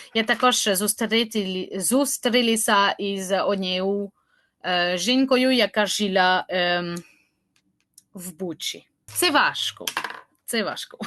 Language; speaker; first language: Ukrainian; non-native, learner; French